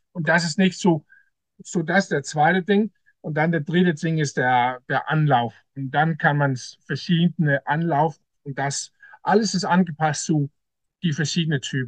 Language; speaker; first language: German; non-native, learner; Danish